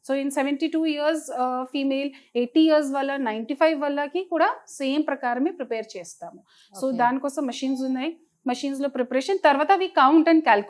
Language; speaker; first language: Telugu; non-native, learner; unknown